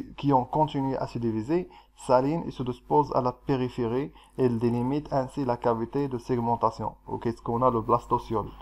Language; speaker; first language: French; non-native, local second language; Arabic